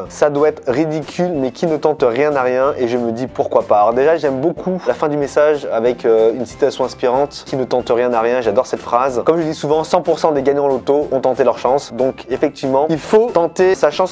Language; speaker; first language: French; native; French